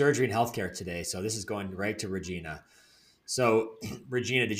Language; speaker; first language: English; native; English